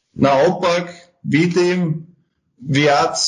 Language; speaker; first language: Slovak; non-native, learner; German